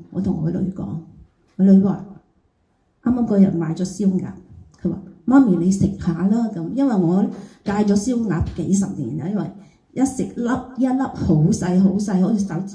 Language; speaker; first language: Cantonese; native; Cantonese